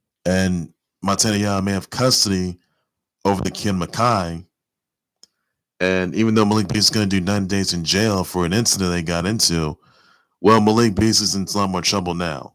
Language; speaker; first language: English; native; English